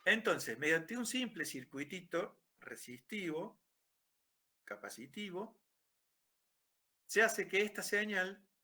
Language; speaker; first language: Spanish; native; Spanish